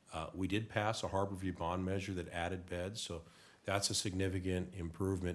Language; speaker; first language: English; native; English